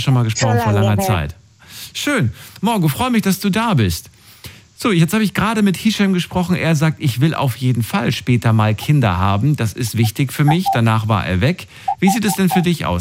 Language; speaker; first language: German; native; German